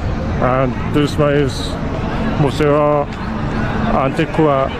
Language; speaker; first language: English; non-native, learner; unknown